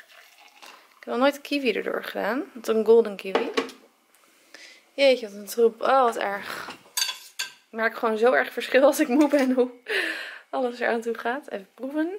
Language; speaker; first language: Dutch; native; Dutch